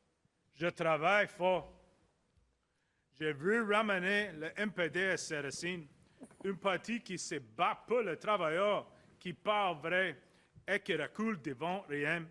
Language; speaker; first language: French; non-native, learner; English